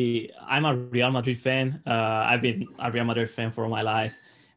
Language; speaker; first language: English; non-native, fluent; Spanish